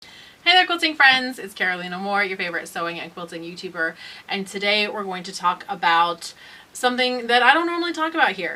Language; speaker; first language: English; native; English